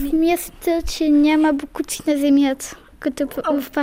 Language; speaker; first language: Bulgarian; early bilingual, heritage; Bulgarian